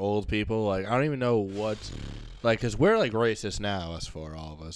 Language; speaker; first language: English; native; English